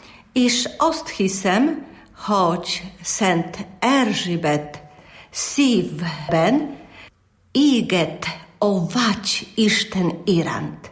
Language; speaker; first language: Hungarian; non-native, learner; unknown